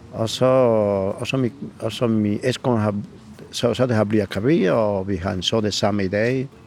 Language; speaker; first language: Danish; non-native, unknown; Spanish